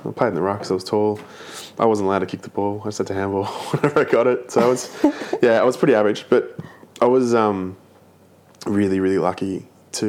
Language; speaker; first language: English; native; English